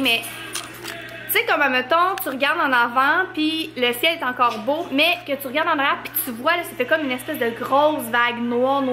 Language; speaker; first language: French; native; French